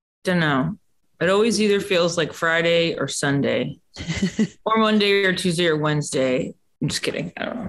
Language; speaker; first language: English; native; English